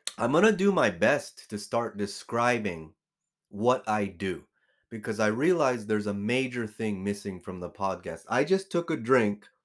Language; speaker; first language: English; native; English